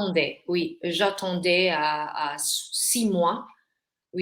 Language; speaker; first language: French; non-native, learner; Filipino